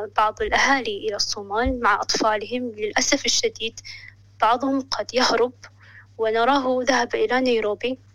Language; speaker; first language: Arabic; non-native, local second language; Somali